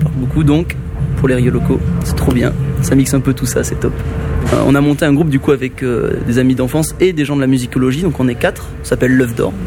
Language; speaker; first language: French; native; French